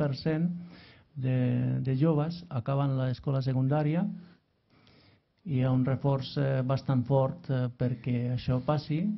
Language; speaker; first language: Catalan; non-native, fluent; Finnish